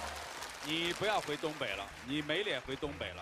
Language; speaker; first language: Chinese; native; Chinese